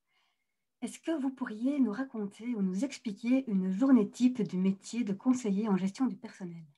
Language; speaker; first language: French; native; French